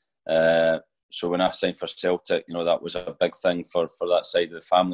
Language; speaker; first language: English; native; English